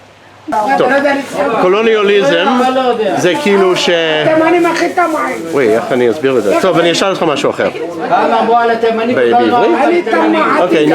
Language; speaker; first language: Hebrew; non-native, fluent; English